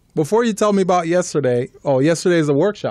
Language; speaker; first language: English; native; English